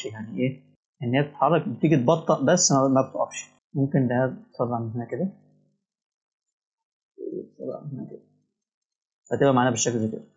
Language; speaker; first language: Arabic; native; Arabic